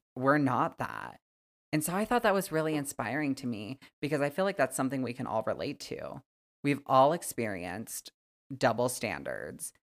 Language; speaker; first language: English; native; English